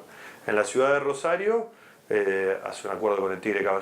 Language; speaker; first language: Spanish; native; Spanish